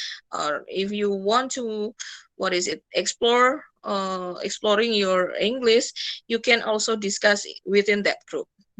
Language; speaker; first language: English; non-native, fluent; Indonesian